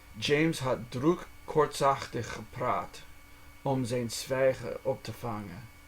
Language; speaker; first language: Dutch; non-native, learner; English